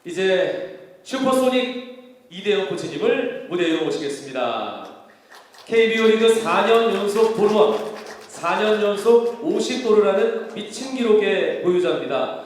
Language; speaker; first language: Korean; native; Korean